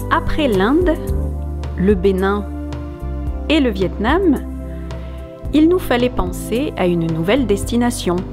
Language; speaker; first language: French; native; French